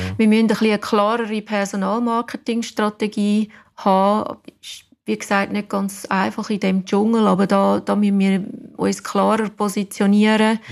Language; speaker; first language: German; non-native, fluent; English